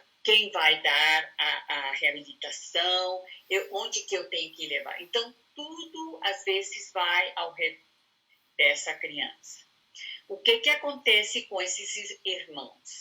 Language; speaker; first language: Portuguese; non-native, fluent; Spanish